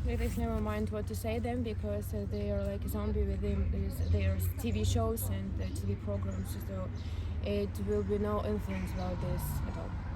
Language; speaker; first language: English; non-native, learner; Ukrainian